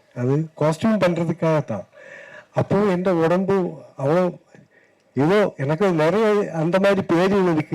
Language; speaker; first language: Tamil; non-native, learner; Malayalam